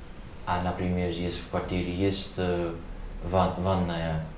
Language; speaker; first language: Russian; non-native, learner; Dutch